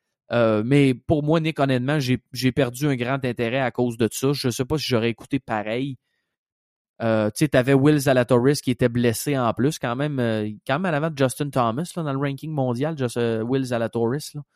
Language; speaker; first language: French; native; French